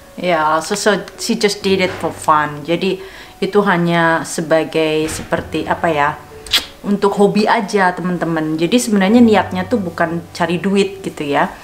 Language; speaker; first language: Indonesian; native; Indonesian